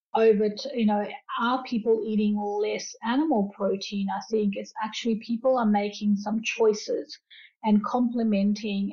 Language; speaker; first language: English; early bilingual, other home language; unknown